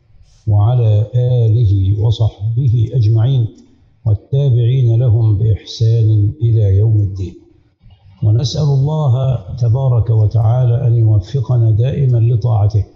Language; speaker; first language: Arabic; native; Arabic